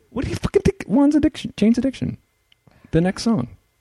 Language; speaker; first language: English; native; English